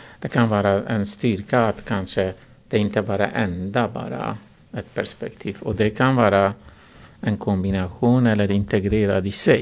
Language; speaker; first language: Swedish; non-native, fluent; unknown